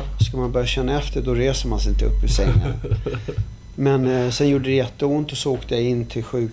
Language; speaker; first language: Swedish; early bilingual, other home language; Arabic